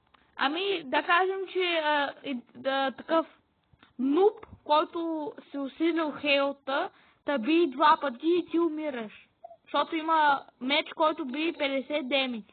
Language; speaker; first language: Bulgarian; native; Bulgarian